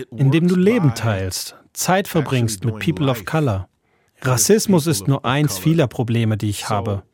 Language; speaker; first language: German; non-native, fluent; English